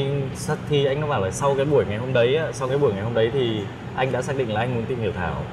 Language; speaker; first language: Vietnamese; native; Vietnamese